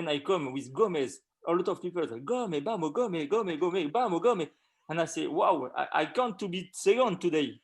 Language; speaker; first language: English; non-native, learner; French